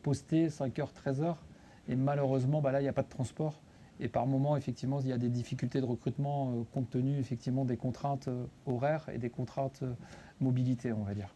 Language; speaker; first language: French; native; French